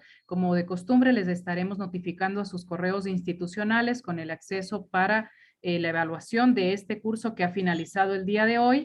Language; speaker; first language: Spanish; native; Spanish